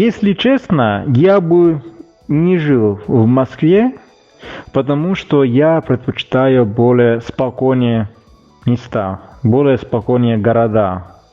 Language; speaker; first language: Russian; non-native, fluent; Italian